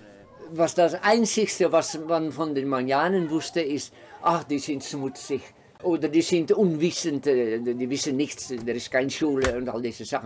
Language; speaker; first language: German; non-native, fluent; Dutch